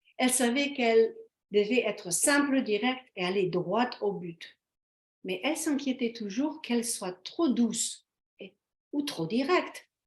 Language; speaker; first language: French; non-native, fluent; Slovenian